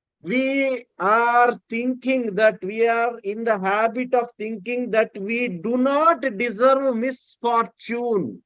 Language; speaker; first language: English; non-native, local second language; Telugu